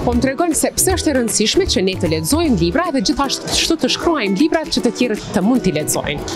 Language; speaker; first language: Albanian; native; Albanian